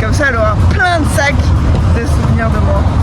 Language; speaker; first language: French; native; French